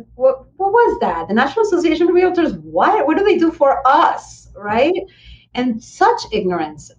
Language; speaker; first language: English; early bilingual, other home language; Spanish